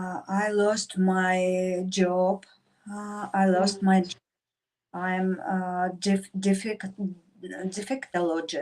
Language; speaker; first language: English; non-native, learner; Russian